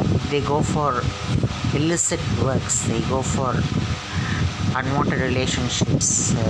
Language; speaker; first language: English; non-native, local second language; Tamil